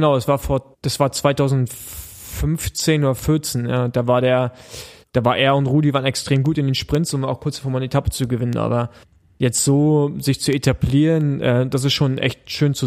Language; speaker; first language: German; native; German